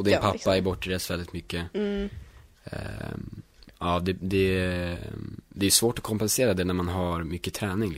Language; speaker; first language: Swedish; native; Swedish